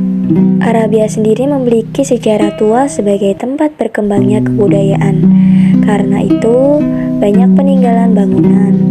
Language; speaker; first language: Indonesian; native; Indonesian